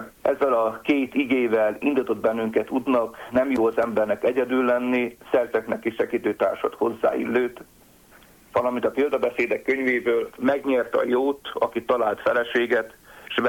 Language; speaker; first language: Hungarian; native; Hungarian